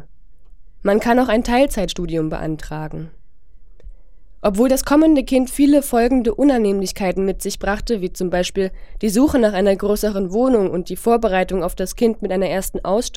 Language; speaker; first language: German; non-native, fluent; Chinese